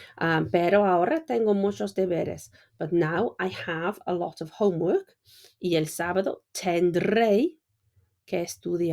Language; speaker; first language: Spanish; non-native, fluent; English